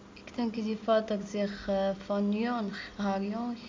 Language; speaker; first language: Dutch; non-native, learner; Arabic